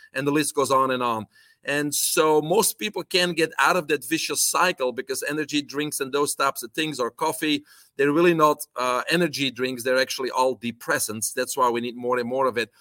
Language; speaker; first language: English; non-native, fluent; Dutch